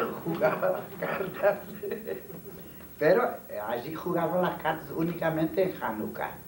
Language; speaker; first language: Spanish; non-native, fluent; Hungarian